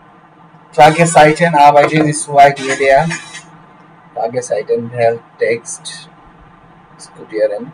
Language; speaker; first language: German; non-native, fluent; Bangla